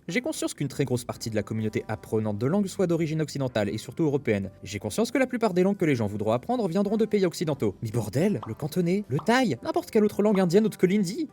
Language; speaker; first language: French; native; French